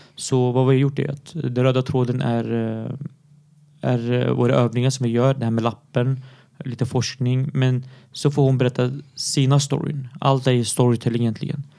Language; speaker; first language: Swedish; early bilingual, other home language; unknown